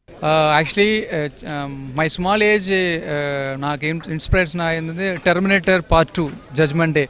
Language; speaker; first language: Telugu; non-native, learner; Kannada